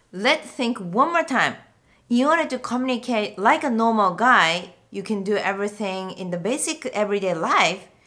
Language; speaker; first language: English; non-native, fluent; Japanese